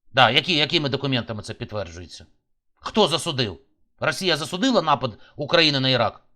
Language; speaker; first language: Ukrainian; native; Ukrainian